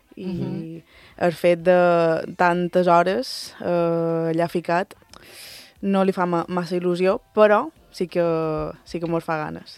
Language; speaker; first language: Catalan; early bilingual, other home language; Spanish